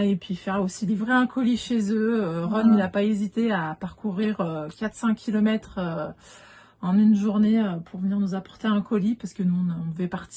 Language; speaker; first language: French; native; French